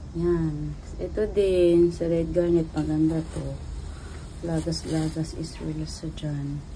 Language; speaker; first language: Filipino; native; Filipino